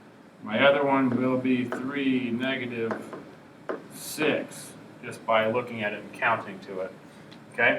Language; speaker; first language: English; native; English